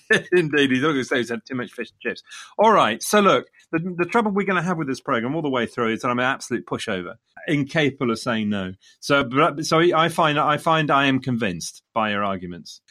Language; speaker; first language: English; native; English